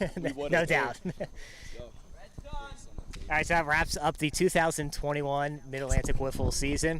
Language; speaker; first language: English; native; English